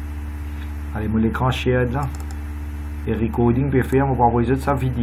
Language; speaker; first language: French; non-native, local second language; Morisyen